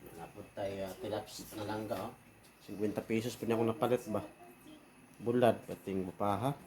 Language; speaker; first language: Filipino; non-native, local second language; Cebuano